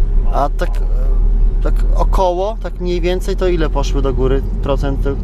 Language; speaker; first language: Polish; native; Polish